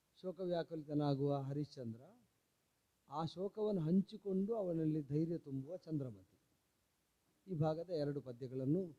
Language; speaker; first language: Kannada; native; Kannada